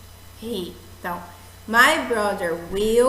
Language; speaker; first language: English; non-native, fluent; Portuguese